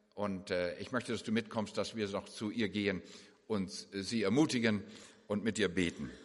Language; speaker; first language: German; early bilingual, heritage; English